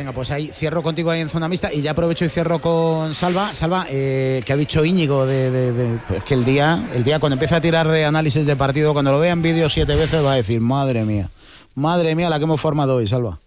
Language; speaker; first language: Spanish; native; Spanish